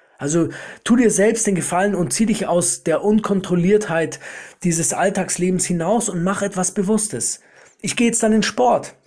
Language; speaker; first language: German; native; German